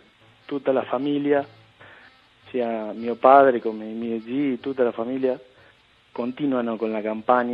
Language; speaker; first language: Italian; early bilingual, heritage; Spanish